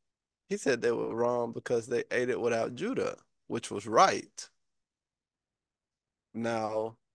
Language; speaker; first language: English; native; English